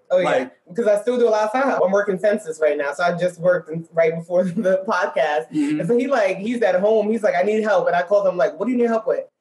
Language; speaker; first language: English; native; English